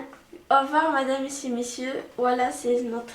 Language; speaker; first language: French; non-native, learner; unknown